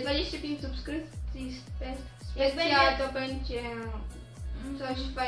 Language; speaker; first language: Polish; early bilingual, heritage; Polish